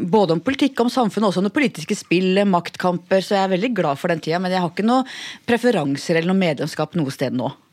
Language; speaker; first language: Norwegian; native; Norwegian